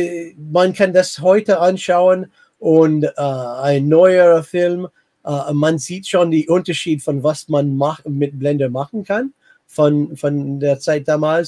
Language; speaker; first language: German; non-native, fluent; English